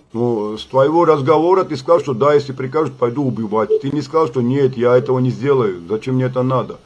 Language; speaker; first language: Russian; non-native, local second language; Georgian